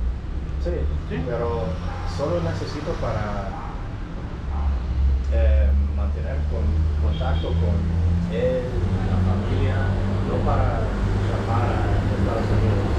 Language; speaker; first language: Spanish; non-native, learner; English